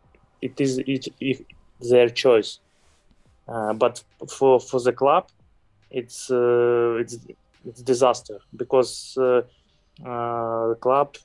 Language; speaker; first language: English; non-native, fluent; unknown